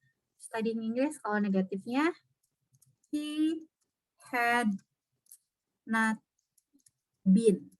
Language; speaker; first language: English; non-native, learner; Indonesian